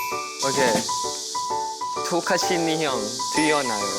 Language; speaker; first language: Korean; non-native, learner; Japanese